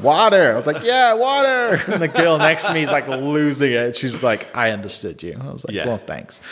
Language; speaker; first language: English; native; English